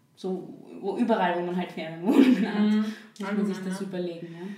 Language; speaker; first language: German; native; German